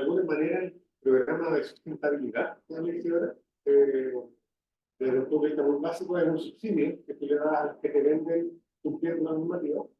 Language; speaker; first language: Spanish; native; Spanish